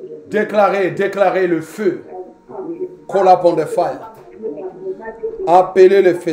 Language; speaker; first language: French; non-native, local second language; Lingala